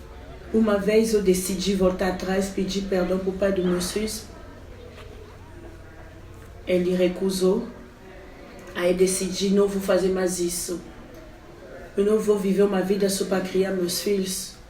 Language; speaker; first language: Portuguese; non-native, fluent; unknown